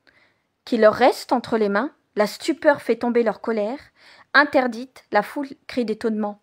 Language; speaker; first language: French; native; French